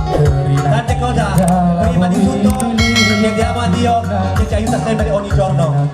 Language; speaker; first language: Italian; non-native, learner; Indonesian